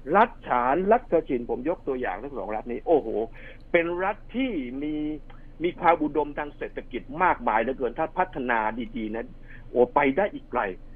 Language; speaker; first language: Thai; native; Thai